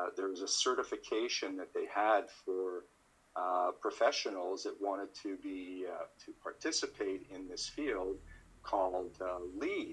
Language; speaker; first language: English; native; English